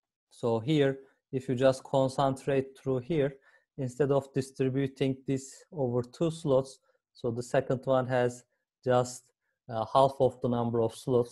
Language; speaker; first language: English; non-native, fluent; Turkish